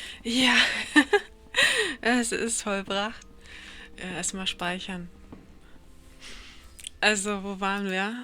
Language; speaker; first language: German; native; German